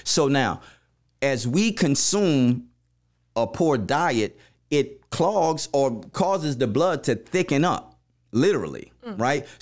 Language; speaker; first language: English; native; English